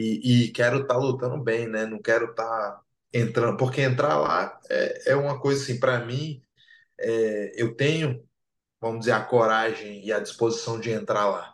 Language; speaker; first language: Portuguese; native; Portuguese